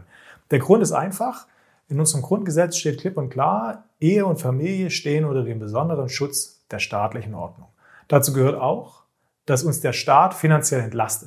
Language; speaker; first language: German; native; German